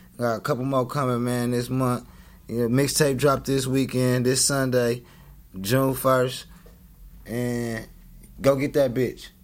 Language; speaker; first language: English; native; English